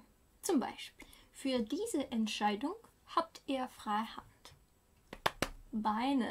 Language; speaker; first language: German; non-native, fluent; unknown